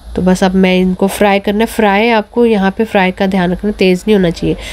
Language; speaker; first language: Hindi; native; Hindi